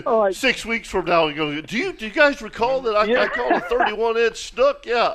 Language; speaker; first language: English; native; English